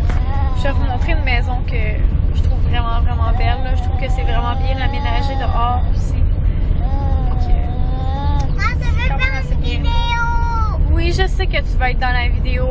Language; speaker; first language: French; native; French